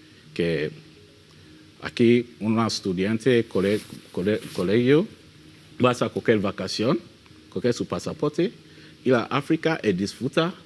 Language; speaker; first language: Spanish; non-native, learner; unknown